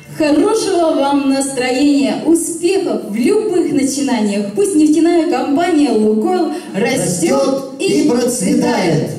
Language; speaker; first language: Russian; native; Russian